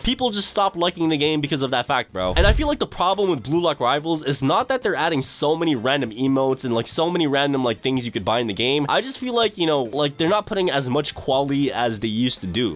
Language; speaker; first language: English; native; English